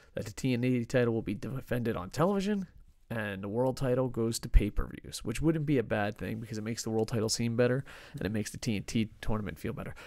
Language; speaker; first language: English; native; English